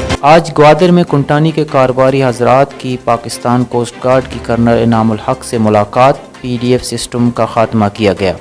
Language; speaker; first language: Urdu; non-native, local second language; Baluchi